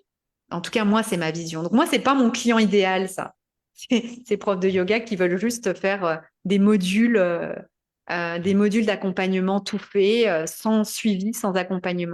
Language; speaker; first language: French; native; French